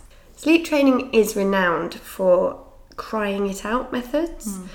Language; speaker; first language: English; native; English